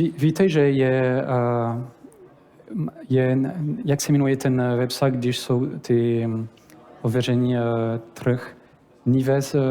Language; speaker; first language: Czech; non-native, learner; French